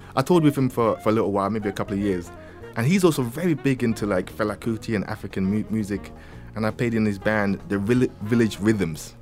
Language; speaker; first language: English; native; English